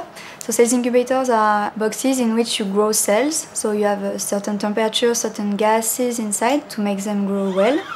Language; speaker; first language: English; non-native, fluent; French